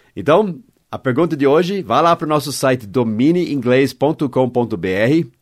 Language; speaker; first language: Portuguese; non-native, fluent; English